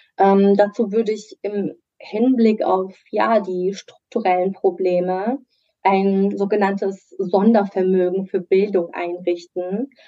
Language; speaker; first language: German; early bilingual, other home language; Persian